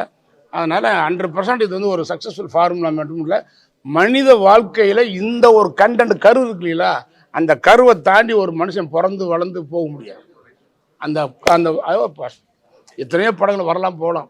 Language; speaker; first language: Tamil; native; Tamil